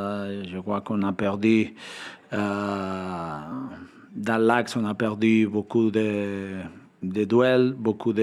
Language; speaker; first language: French; non-native, fluent; Spanish